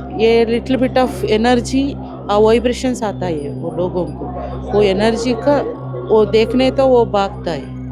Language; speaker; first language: Hindi; non-native, local second language; Kannada